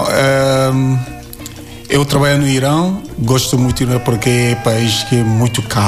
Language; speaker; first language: Portuguese; non-native, learner; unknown